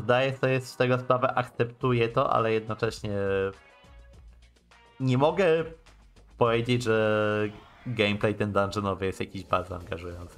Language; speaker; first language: Polish; native; Polish